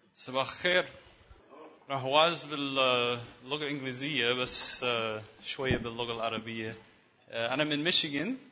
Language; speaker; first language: Arabic; early bilingual, other home language; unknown